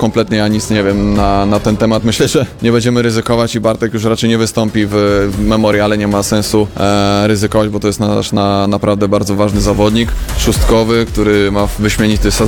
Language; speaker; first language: Polish; native; Polish